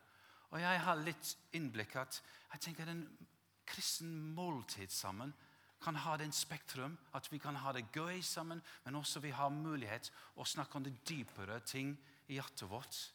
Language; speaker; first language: Norwegian; non-native, fluent; English